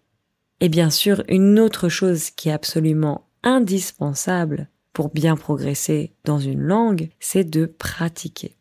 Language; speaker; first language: French; native; French